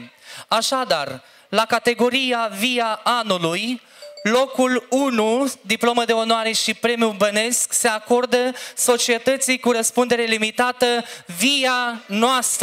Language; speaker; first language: Romanian; native; Romanian